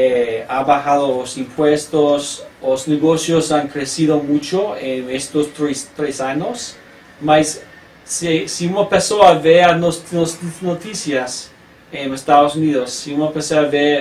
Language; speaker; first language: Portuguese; non-native, learner; English